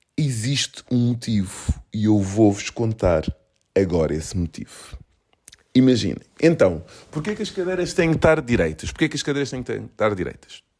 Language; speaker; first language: Portuguese; early bilingual, other home language; Kabuverdianu